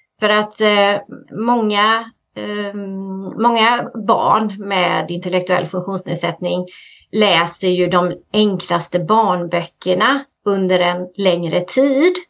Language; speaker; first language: Swedish; native; Swedish